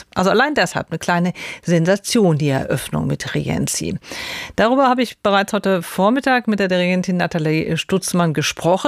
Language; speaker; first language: German; native; German